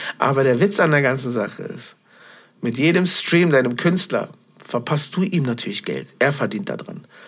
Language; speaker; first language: German; native; German